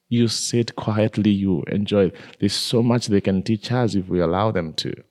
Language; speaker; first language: English; non-native, local second language; Kikuyu